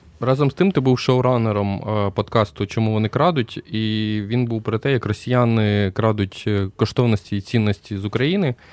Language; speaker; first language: Ukrainian; native; Ukrainian